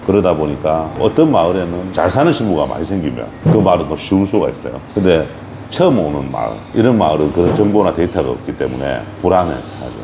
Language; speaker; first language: Korean; native; Korean